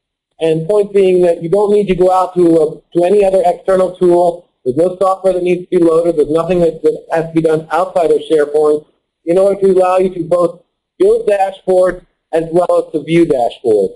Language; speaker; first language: English; native; English